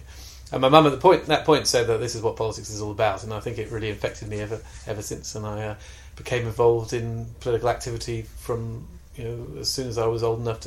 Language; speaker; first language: English; native; English